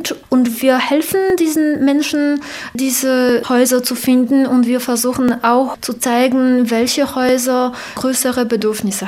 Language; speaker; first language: German; non-native, fluent; Polish